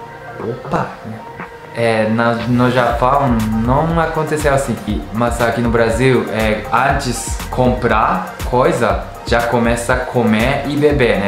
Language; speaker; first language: Portuguese; non-native, learner; Japanese